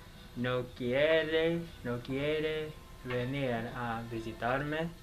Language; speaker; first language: Spanish; non-native, learner; English